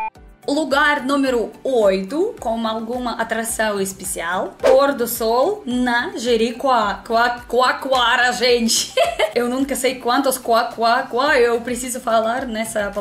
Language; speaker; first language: Portuguese; non-native, learner; Russian